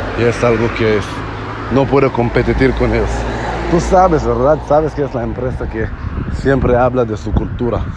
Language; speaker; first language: Spanish; non-native, fluent; Hebrew